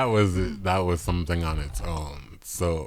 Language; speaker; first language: English; native; English